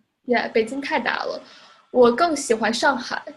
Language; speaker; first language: Chinese; non-native, fluent; English